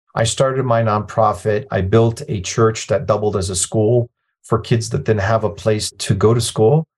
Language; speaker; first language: English; early bilingual, other home language; Arabic